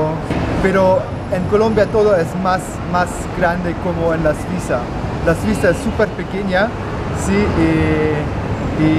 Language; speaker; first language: Spanish; non-native, learner; German